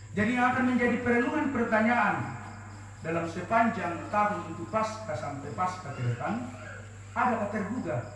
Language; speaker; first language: Indonesian; non-native, local second language; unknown